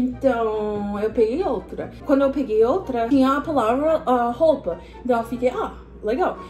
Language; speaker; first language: Portuguese; non-native, fluent; English